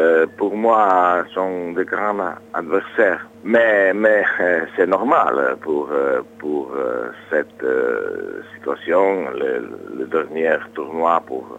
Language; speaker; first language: French; non-native, learner; Italian